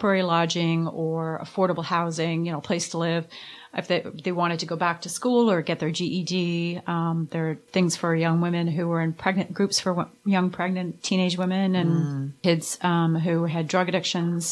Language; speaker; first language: English; native; English